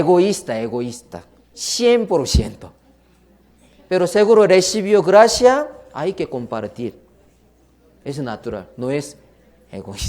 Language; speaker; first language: Spanish; non-native, learner; Korean